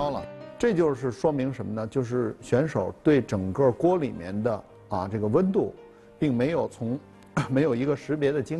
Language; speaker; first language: Chinese; native; Chinese